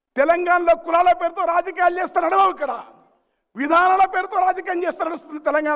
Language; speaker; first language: Telugu; native; Telugu